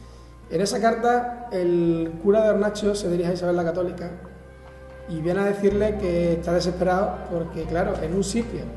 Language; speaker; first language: Spanish; native; Spanish